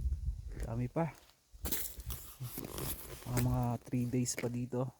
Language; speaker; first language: Filipino; native; Filipino